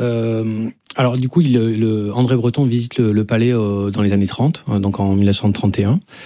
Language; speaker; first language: French; native; French